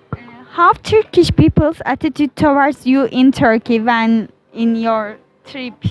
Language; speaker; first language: English; non-native, learner; Turkish